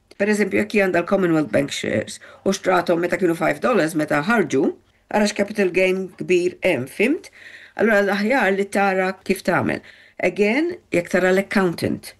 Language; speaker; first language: Maltese; early bilingual, heritage; Maltese